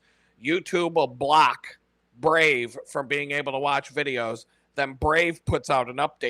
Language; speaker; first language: English; native; English